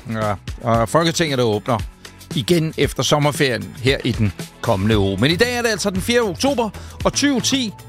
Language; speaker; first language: Danish; native; Danish